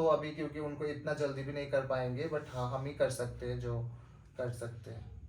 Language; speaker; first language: Hindi; non-native, local second language; Nepali